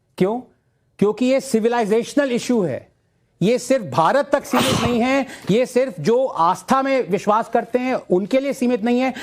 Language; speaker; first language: Hindi; non-native, local second language; Tamil